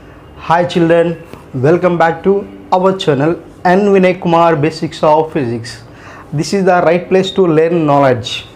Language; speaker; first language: English; non-native, local second language; Telugu